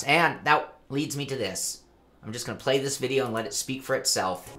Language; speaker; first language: English; native; English